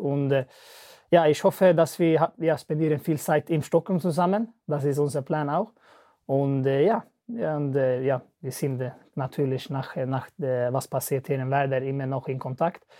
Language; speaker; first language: German; non-native, learner; Swedish